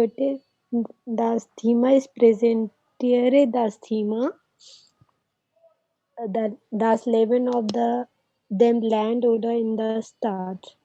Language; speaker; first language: German; non-native, learner; Hindi